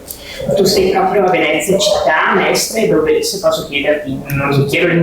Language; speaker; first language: Italian; native; Italian